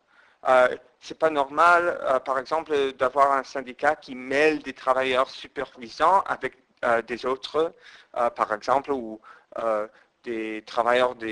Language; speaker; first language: French; non-native, fluent; English